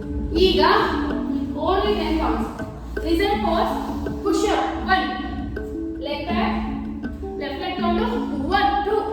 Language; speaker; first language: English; non-native, local second language; Kannada